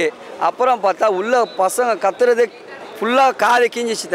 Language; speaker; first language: Tamil; native; Tamil